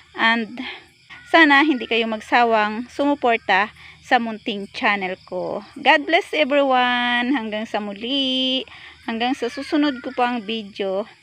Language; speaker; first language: Filipino; native; Filipino